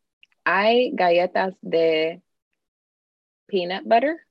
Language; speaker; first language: Spanish; non-native, learner; English